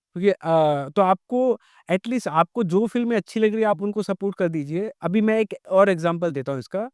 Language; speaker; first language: Hindi; native; Hindi